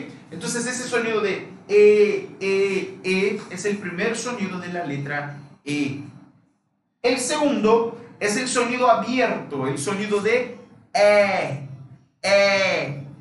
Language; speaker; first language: Spanish; non-native, fluent; Portuguese